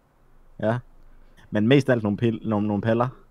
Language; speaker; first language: Danish; native; Danish